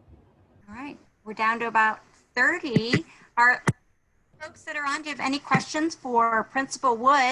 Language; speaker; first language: English; native; English